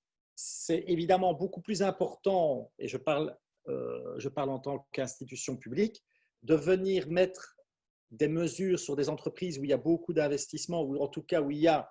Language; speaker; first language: French; native; French